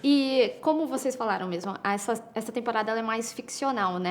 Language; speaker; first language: Portuguese; native; Portuguese